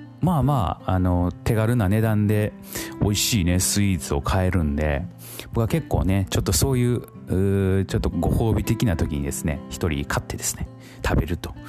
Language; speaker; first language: Japanese; native; Japanese